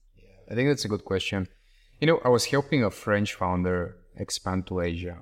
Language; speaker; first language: English; non-native, fluent; Bulgarian